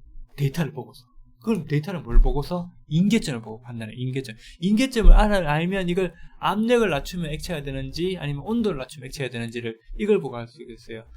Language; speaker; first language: Korean; native; Korean